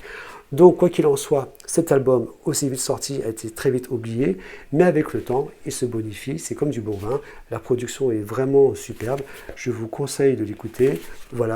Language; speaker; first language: French; native; French